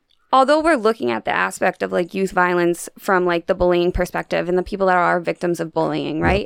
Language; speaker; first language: English; native; English